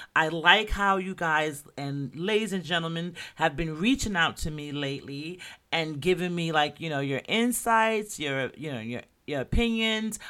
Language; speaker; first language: English; native; English